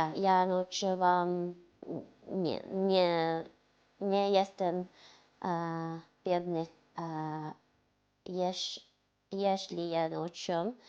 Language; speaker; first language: Polish; non-native, learner; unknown